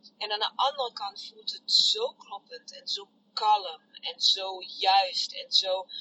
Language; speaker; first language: Dutch; native; Dutch